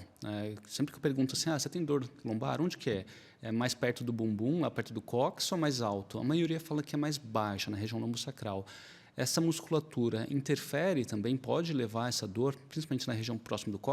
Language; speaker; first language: Portuguese; native; Portuguese